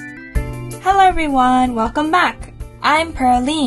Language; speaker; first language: English; non-native, fluent; Japanese